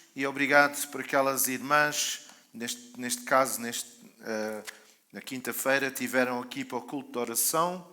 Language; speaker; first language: Portuguese; native; Portuguese